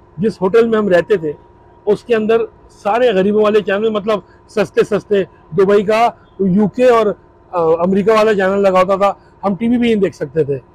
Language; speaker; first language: Urdu; native; Urdu